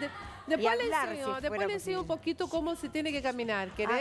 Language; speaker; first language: Spanish; non-native, fluent; Portuguese